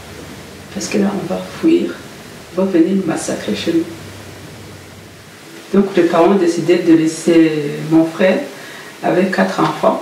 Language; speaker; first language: French; non-native, local second language; Kinyarwanda